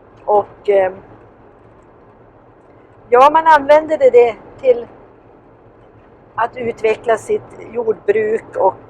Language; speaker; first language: Swedish; native; Swedish